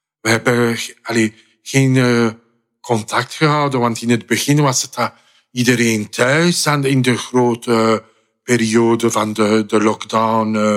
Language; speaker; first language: Dutch; non-native, fluent; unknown